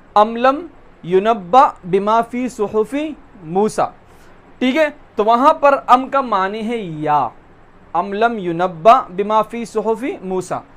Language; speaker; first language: Urdu; non-native, local second language; Pashto